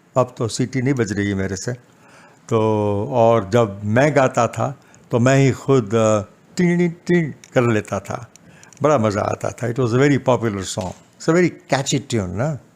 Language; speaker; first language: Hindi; non-native, local second language; Gujarati